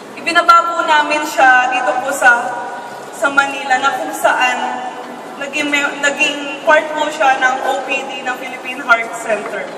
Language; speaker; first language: Filipino; native; Filipino